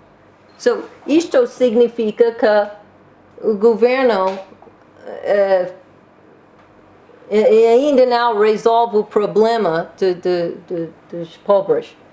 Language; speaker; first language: Portuguese; non-native, learner; English